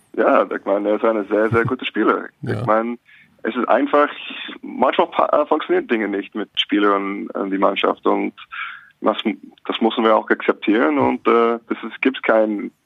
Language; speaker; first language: German; non-native, learner; English